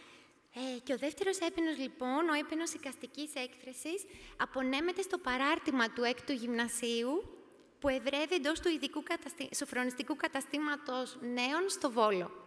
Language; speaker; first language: Greek; native; Greek